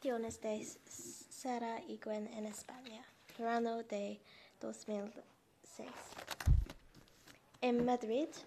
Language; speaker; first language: Spanish; non-native, learner; English